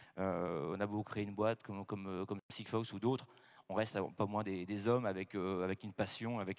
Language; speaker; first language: French; native; French